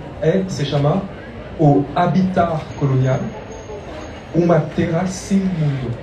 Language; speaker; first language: Portuguese; non-native, learner; French